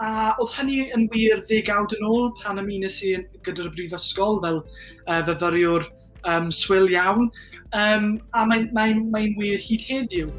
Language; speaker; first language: Welsh; native; Welsh